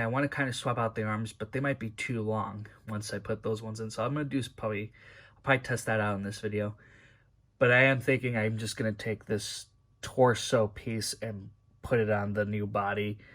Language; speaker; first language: English; native; English